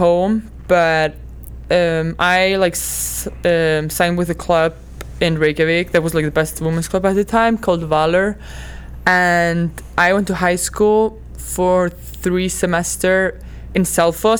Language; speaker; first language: English; non-native, fluent; Icelandic